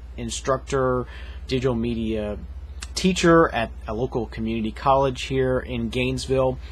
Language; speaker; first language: English; native; English